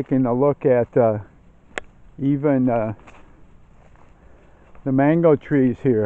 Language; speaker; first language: English; native; English